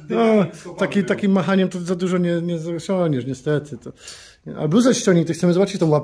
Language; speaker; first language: Polish; native; Polish